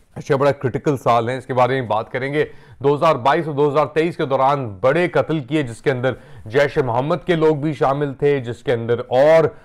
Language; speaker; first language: Urdu; native; Urdu